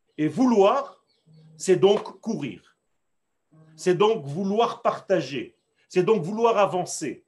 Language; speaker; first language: French; non-native, fluent; Hebrew